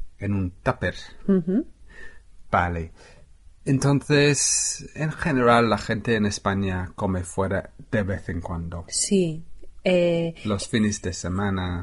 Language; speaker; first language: Spanish; non-native, fluent; English